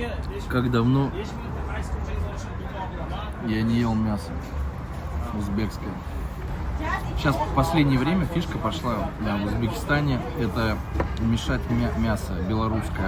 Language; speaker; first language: Russian; native; Russian